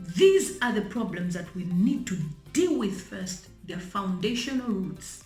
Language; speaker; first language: English; non-native, local second language; Bemba